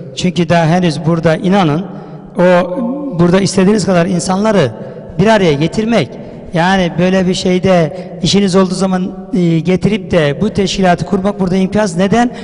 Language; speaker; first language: Turkish; native; Turkish